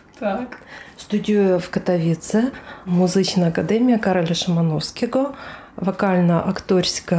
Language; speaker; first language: Polish; non-native, learner; Russian